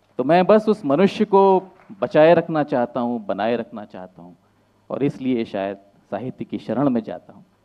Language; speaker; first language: Hindi; native; Hindi